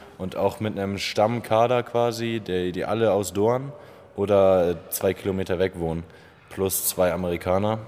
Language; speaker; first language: German; native; German